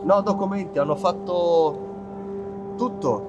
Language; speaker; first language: Italian; native; Italian